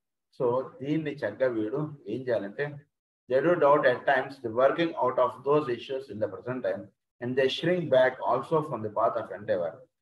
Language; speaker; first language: English; non-native, local second language; Telugu